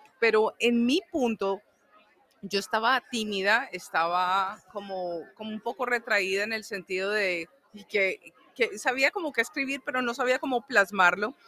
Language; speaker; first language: Spanish; early bilingual, heritage; Spanish